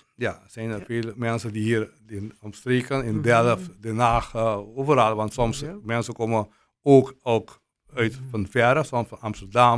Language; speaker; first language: Dutch; non-native, local second language; Papiamento